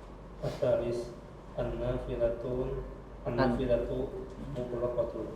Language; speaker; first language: Arabic; non-native, learner; Indonesian